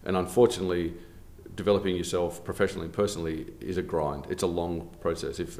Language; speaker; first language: English; native; English